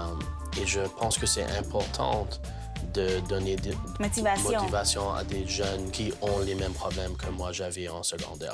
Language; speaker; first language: French; non-native, local second language; English